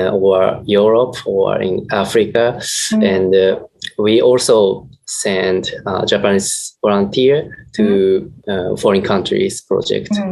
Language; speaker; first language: English; non-native, learner; Japanese